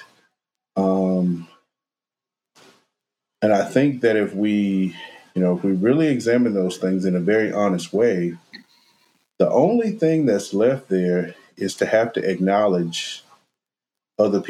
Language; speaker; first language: English; native; English